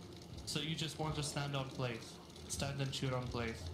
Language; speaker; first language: English; non-native, fluent; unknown